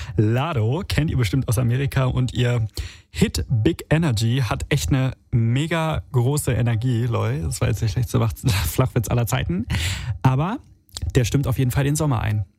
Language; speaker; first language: German; early bilingual, other home language; Italian